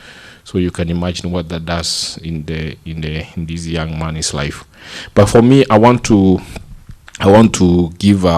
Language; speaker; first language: English; non-native, local second language; Gusii